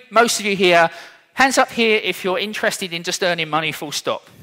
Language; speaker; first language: English; native; English